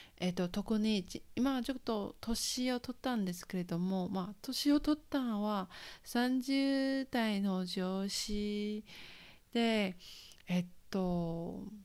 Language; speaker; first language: Japanese; non-native, fluent; Chinese